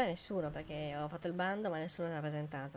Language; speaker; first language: Italian; native; Italian